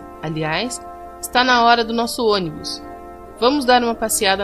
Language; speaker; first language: Portuguese; native; Portuguese